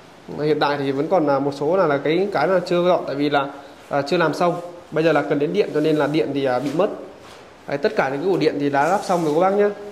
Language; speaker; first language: Vietnamese; native; Vietnamese